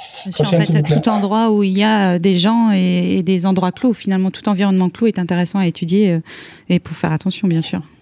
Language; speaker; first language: French; native; French